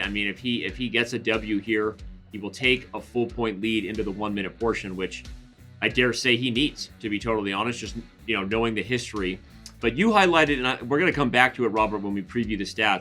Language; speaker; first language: English; native; English